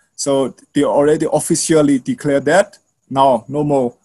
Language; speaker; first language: English; non-native, learner; Burmese